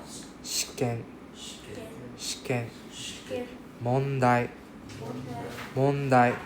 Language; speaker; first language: Japanese; non-native, fluent; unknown